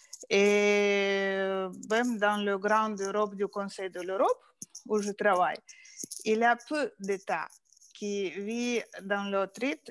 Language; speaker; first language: French; non-native, fluent; Ukrainian